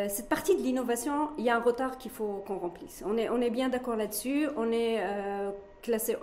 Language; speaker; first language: French; non-native, local second language; Arabic